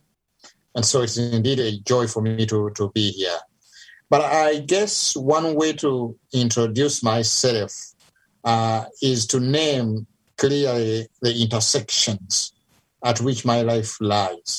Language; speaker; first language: English; non-native, local second language; Ganda